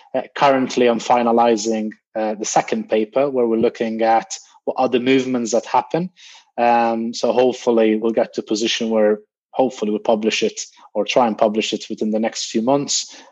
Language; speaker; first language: English; non-native, fluent; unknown